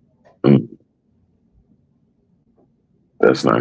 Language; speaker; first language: English; native; English